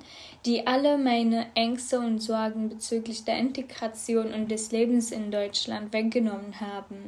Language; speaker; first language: German; non-native, fluent; Arabic